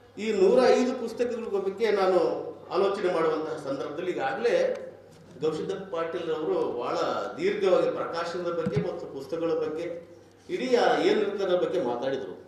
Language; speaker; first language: Kannada; native; Kannada